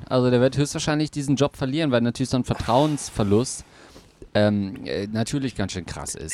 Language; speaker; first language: German; native; German